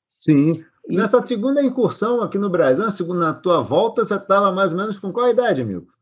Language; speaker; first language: Portuguese; native; Portuguese